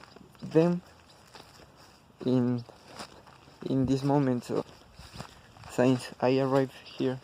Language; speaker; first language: English; non-native, learner; Spanish